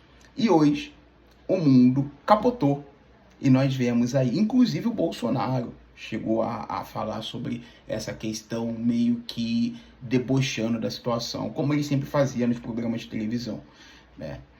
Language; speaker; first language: Portuguese; native; Portuguese